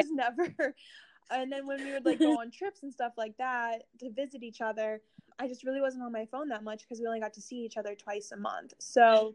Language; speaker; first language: English; native; English